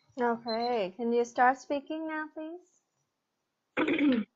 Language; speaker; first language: English; non-native, fluent; Thai